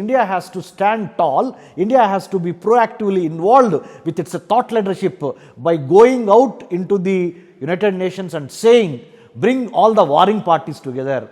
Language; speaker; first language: English; non-native, local second language; Telugu